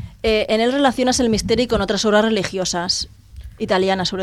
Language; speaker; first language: Spanish; native; Spanish